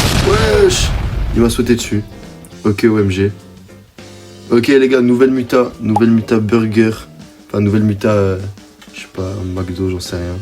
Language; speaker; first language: French; native; French